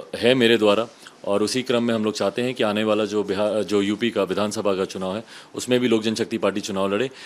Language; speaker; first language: Hindi; native; Hindi